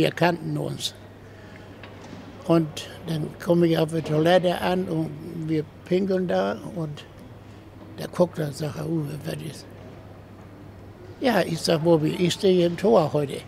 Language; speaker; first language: German; native; German